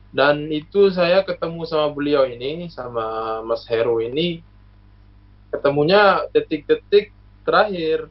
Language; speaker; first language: Indonesian; non-native, local second language; Sasak